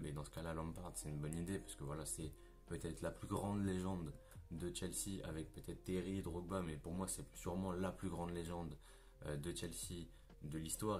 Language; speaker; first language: French; native; French